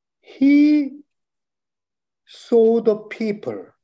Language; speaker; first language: English; non-native, learner; Chinese